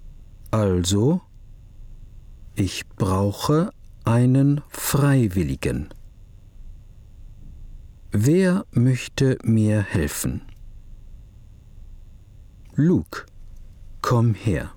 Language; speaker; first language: German; non-native, fluent; English